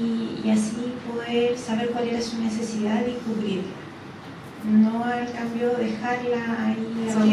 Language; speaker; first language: Spanish; native; Spanish